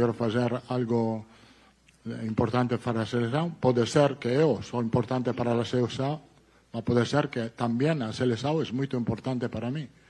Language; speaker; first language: Portuguese; non-native, fluent; Italian